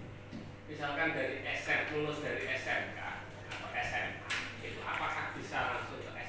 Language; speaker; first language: Indonesian; native; Indonesian